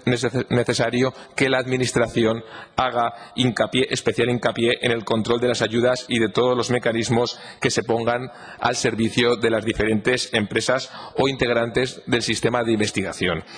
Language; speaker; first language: Spanish; native; Spanish